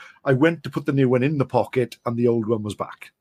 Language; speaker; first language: English; native; English